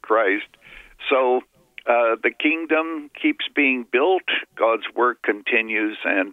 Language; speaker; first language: English; native; English